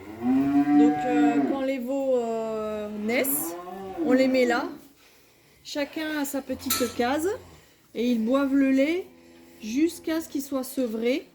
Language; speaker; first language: French; native; French